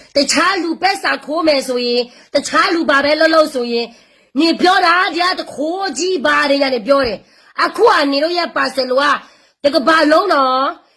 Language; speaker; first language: Burmese; non-native, local second language; Karen languages